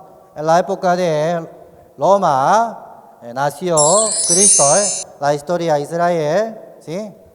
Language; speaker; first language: Spanish; non-native, learner; Korean